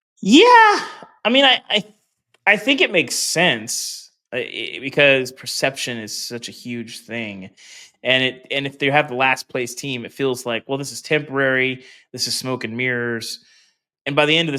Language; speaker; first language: English; native; English